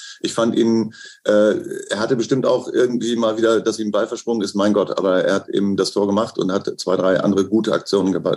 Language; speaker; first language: German; native; German